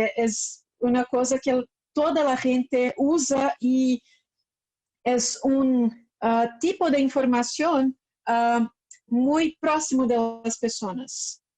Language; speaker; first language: Spanish; non-native, fluent; Portuguese